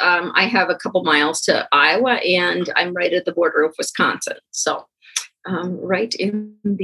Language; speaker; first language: English; early bilingual, other home language; German